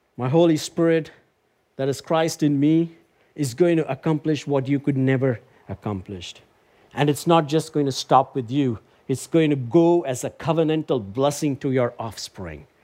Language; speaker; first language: English; non-native, local second language; Tamil